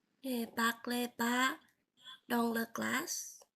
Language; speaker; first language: French; non-native, learner; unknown